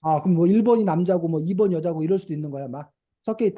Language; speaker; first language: Korean; native; Korean